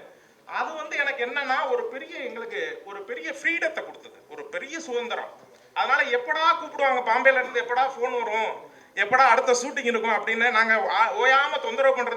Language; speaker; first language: Tamil; native; Tamil